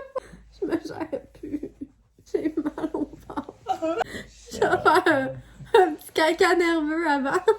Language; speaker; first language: French; native; French